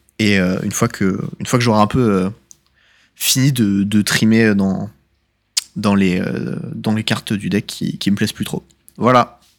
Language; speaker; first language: French; native; French